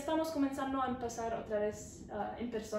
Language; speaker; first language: Spanish; early bilingual, heritage; Spanish